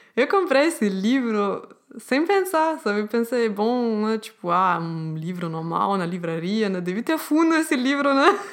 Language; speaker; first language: Portuguese; non-native, fluent; German